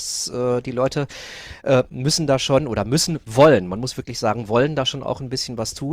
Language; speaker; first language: German; native; German